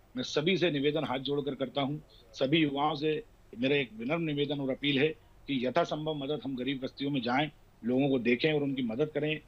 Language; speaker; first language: Hindi; native; Hindi